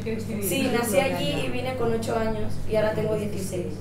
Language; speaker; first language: Spanish; early bilingual, other home language; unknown